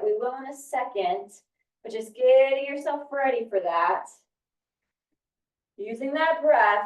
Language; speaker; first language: English; native; English